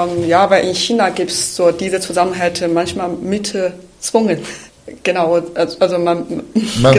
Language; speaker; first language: German; non-native, fluent; Chinese